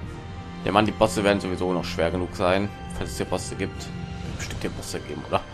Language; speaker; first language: German; native; German